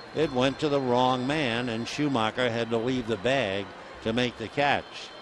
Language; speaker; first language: English; native; English